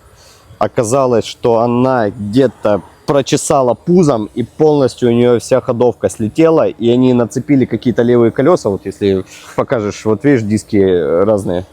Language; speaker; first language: Russian; native; Russian